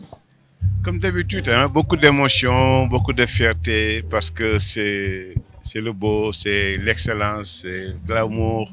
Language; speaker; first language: French; non-native, local second language; Wolof